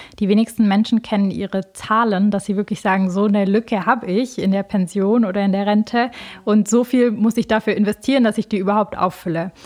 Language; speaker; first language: German; early bilingual, other home language; Albanian